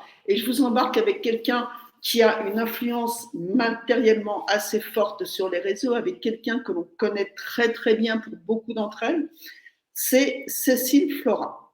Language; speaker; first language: French; native; French